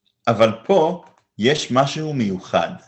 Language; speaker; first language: Hebrew; non-native, fluent; English